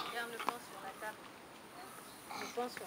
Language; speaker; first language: French; native; French